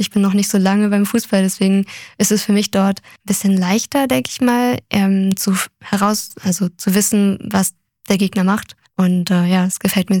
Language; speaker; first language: German; native; German